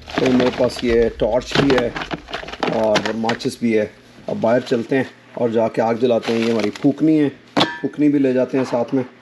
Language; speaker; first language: Urdu; non-native, local second language; Punjabi